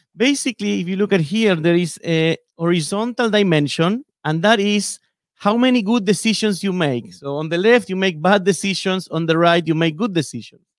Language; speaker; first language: English; non-native, fluent; Spanish